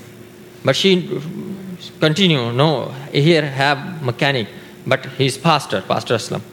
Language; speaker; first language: English; non-native, learner; Urdu